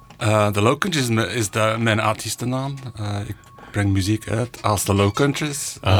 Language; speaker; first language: Dutch; non-native, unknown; English